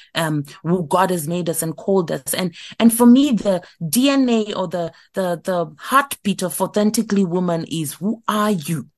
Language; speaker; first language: English; non-native, local second language; Shona